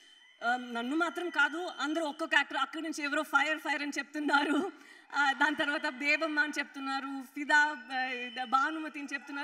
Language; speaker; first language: Telugu; non-native, fluent; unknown